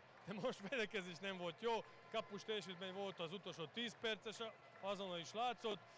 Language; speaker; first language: Hungarian; non-native, learner; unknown